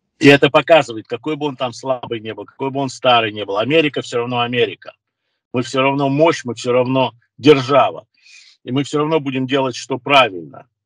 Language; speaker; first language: Russian; early bilingual, other home language; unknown